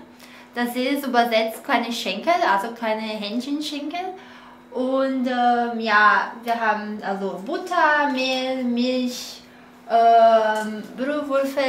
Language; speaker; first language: German; non-native, fluent; Portuguese